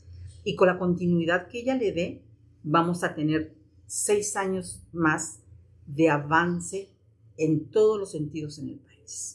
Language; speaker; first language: Spanish; native; Spanish